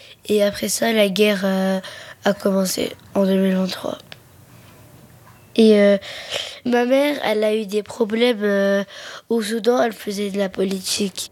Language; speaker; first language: French; early bilingual, other home language; Arabic